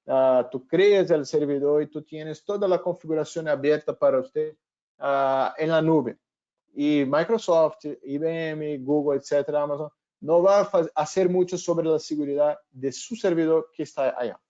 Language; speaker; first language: Spanish; non-native, fluent; Portuguese